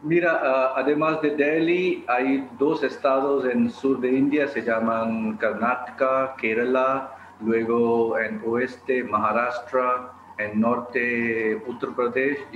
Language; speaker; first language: Spanish; non-native, fluent; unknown